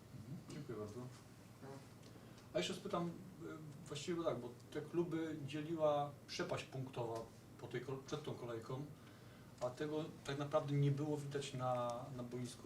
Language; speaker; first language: Polish; native; Polish